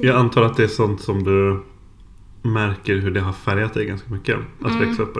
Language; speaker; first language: Swedish; native; Swedish